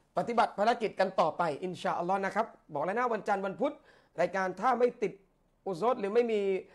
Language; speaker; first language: Thai; non-native, local second language; Malay